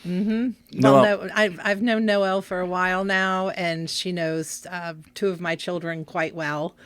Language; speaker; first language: English; native; English